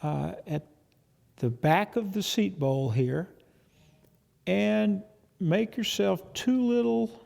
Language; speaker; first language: English; native; English